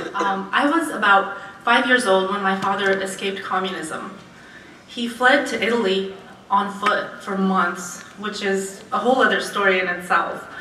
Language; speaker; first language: English; early bilingual, other home language; Romanian